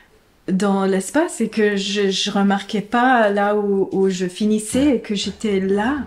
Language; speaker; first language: French; non-native, fluent; English